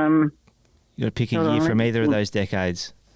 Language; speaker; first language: English; native; English